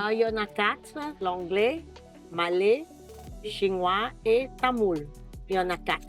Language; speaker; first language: French; non-native, fluent; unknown